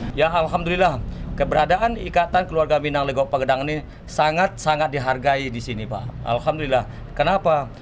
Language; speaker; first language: Indonesian; non-native, local second language; Minangkabau